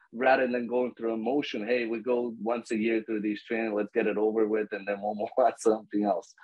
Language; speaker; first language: English; non-native, fluent; Bosnian